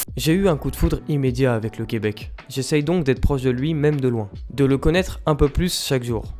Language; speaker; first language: French; early bilingual, other home language; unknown